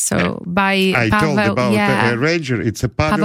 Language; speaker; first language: English; non-native, learner; Ukrainian